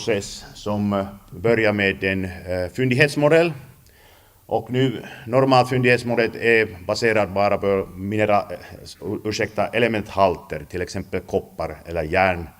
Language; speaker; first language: Swedish; non-native, fluent; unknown